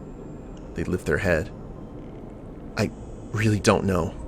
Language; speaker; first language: English; native; English